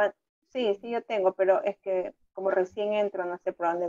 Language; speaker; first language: Spanish; native; Spanish